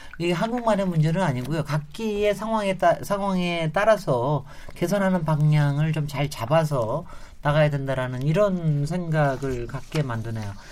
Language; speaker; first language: Korean; native; Korean